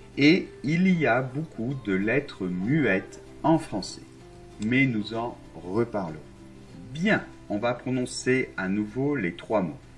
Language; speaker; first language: French; non-native, fluent; Arabic